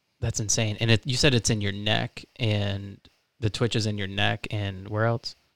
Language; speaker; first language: English; native; English